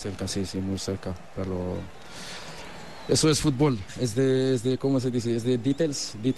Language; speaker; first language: Spanish; non-native, learner; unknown